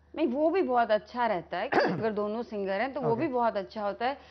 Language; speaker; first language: Urdu; non-native, local second language; Kashmiri